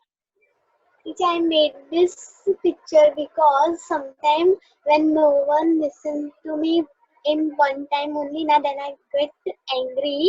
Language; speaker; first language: English; non-native, learner; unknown